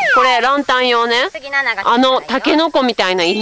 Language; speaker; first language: Japanese; native; Japanese